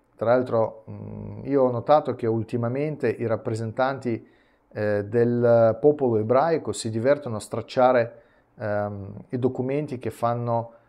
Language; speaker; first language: Italian; non-native, fluent; Russian